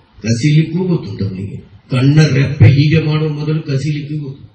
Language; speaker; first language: Kannada; non-native, local second language; Konkani